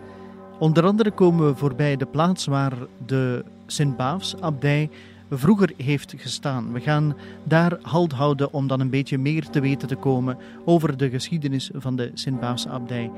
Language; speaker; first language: Dutch; native; Dutch